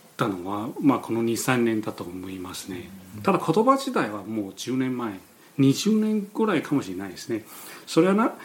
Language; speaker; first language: Japanese; non-native, fluent; Chinese